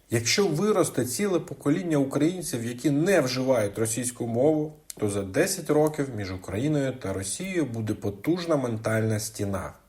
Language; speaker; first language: Ukrainian; non-native, local second language; Russian